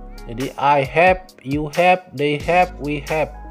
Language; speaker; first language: English; non-native, fluent; Indonesian